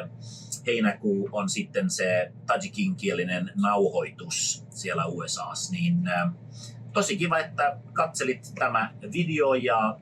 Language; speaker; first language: Finnish; non-native, fluent; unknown